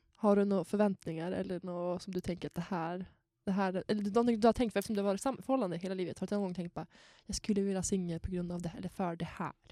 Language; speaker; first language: Swedish; native; Swedish